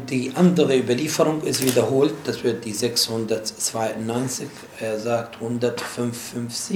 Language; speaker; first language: German; non-native, fluent; Arabic